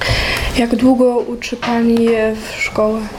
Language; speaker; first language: Polish; early bilingual, heritage; Polish